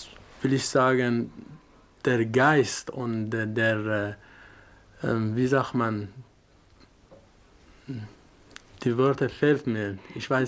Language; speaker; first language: German; non-native, learner; Persian